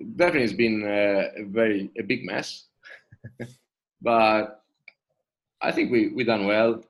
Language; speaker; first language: English; non-native, fluent; Italian